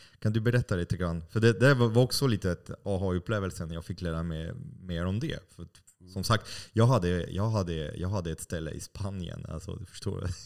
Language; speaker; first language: Swedish; non-native, fluent; French